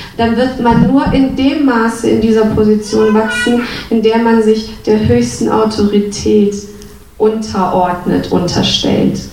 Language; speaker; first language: German; native; German